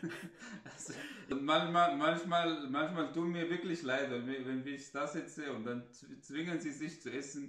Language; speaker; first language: German; non-native, fluent; Arabic